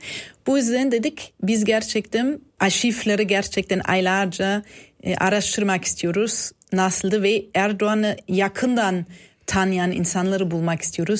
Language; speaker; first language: Turkish; non-native, fluent; German